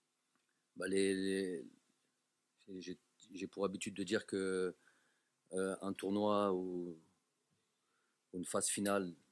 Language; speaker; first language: French; early bilingual, other home language; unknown